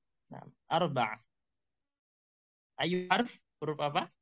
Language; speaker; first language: Arabic; non-native, fluent; Indonesian